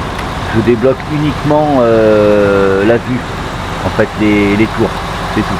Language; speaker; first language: French; native; French